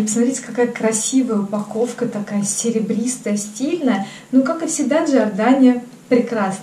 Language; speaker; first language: Russian; native; Russian